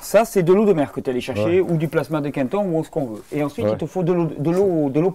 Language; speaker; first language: French; native; French